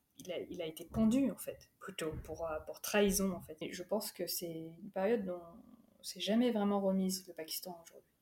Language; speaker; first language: French; early bilingual, other home language; Urdu